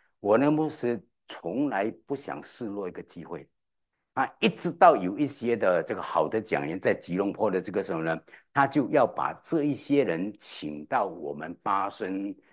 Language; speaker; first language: Chinese; native; Chinese